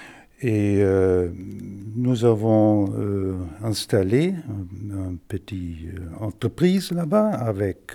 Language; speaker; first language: French; non-native, fluent; German